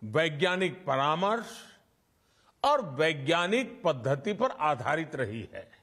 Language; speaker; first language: Hindi; non-native, local second language; Gujarati